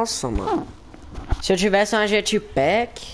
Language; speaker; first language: Portuguese; native; Portuguese